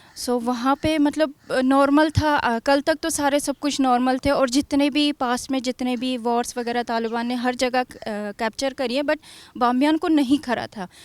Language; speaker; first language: Hindi; non-native, fluent; Persian